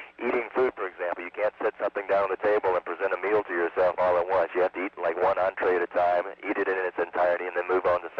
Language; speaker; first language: English; native; English